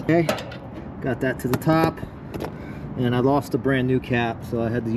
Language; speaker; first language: English; native; English